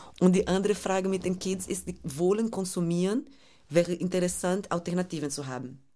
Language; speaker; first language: German; non-native, fluent; Portuguese